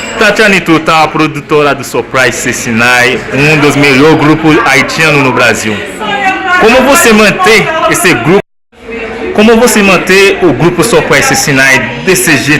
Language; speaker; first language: Portuguese; non-native, learner; Haitian Creole